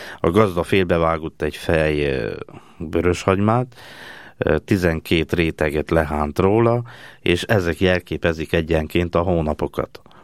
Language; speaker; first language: Hungarian; native; Hungarian